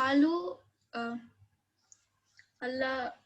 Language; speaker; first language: Arabic; non-native, learner; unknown